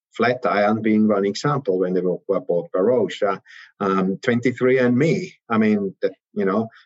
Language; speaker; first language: English; non-native, fluent; German